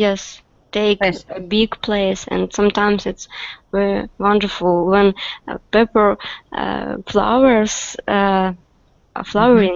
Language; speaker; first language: English; non-native, learner; Russian